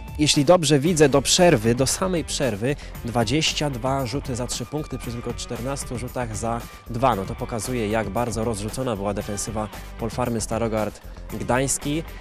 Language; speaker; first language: Polish; native; Polish